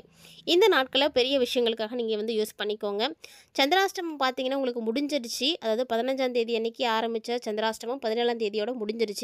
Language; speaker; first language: Tamil; native; Tamil